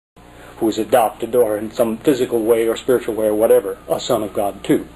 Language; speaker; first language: English; native; English